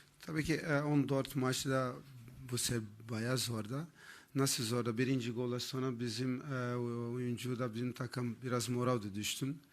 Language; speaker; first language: Turkish; non-native, learner; Portuguese